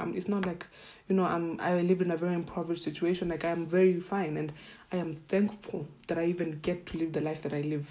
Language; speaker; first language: English; non-native, local second language; Swahili